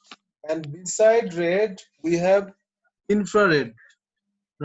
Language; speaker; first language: English; non-native, local second language; Bangla